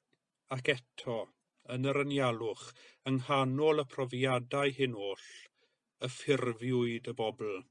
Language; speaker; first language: Welsh; native; Welsh